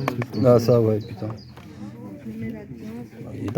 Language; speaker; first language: French; native; French